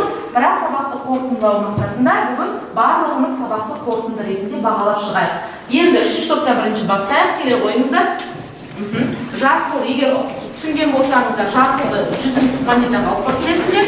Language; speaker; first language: Kazakh; native; Kazakh